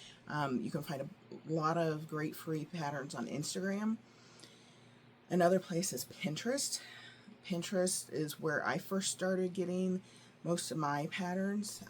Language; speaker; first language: English; native; English